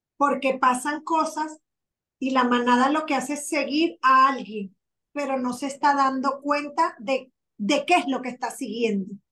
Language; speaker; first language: Spanish; native; Spanish